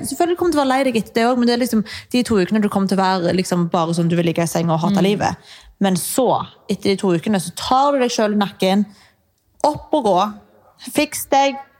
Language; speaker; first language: Norwegian; early bilingual, other home language; Arabic